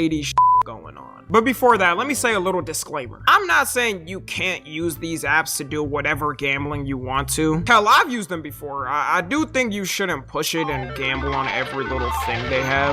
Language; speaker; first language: English; native; English